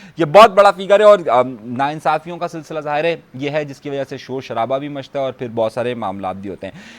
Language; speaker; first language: Urdu; native; Urdu